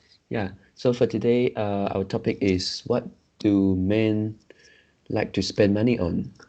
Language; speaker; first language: English; non-native, learner; Chinese